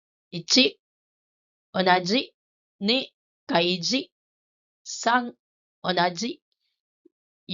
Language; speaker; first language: Japanese; non-native, fluent; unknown